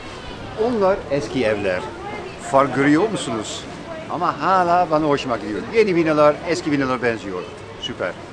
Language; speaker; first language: Turkish; non-native, fluent; Dutch